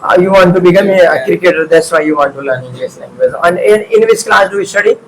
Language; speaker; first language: English; non-native, fluent; Hindi